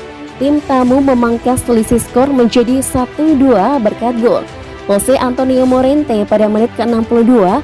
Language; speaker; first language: Indonesian; native; Indonesian